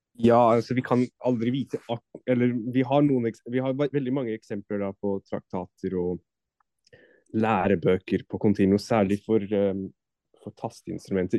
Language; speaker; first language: Norwegian; non-native, fluent; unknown